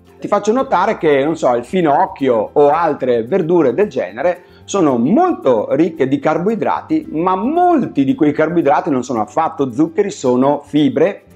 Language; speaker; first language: Italian; native; Italian